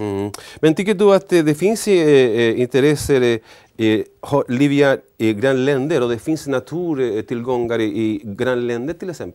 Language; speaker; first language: Swedish; non-native, learner; Spanish